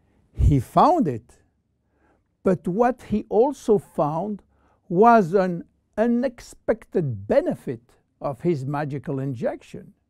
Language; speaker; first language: English; non-native, fluent; French